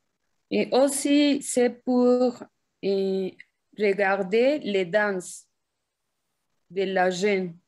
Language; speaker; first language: French; non-native, learner; Spanish